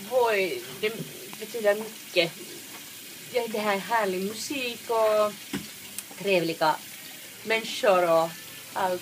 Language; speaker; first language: Swedish; non-native, learner; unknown